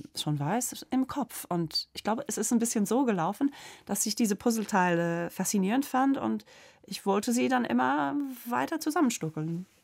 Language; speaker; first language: German; non-native, fluent; English